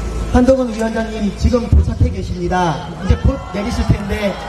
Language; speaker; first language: Korean; native; Korean